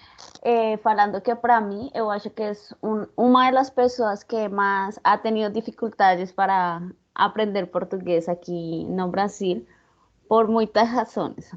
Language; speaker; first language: Portuguese; non-native, learner; Spanish